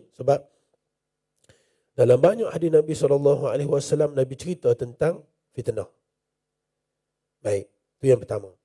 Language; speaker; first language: Malay; native; Malay